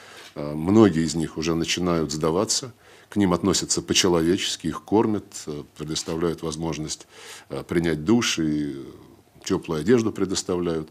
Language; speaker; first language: Russian; native; Russian